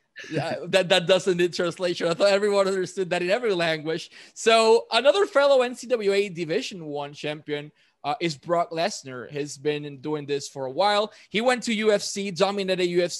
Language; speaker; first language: English; non-native, local second language; Spanish